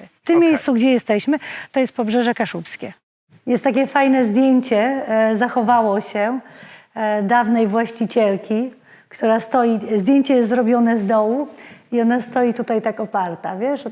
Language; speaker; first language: Polish; native; Polish